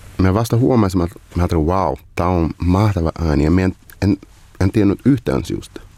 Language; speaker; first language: Finnish; non-native, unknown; Portuguese